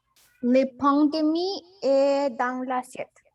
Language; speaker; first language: French; non-native, learner; Spanish